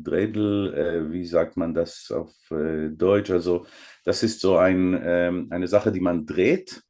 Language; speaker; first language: German; non-native, fluent; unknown